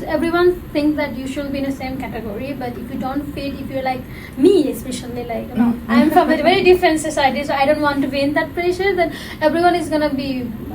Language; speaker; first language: English; non-native, fluent; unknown